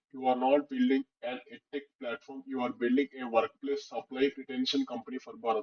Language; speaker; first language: English; non-native, local second language; Telugu